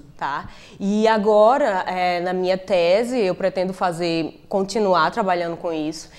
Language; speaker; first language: Portuguese; native; Portuguese